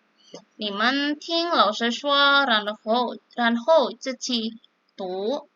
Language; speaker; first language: Chinese; non-native, fluent; Indonesian